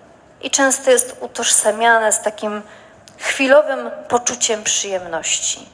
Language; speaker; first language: Polish; native; Polish